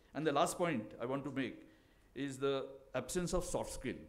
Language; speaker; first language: Hindi; non-native, local second language; Marathi